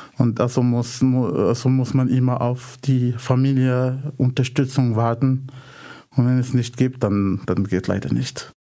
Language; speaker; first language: German; non-native, fluent; Arabic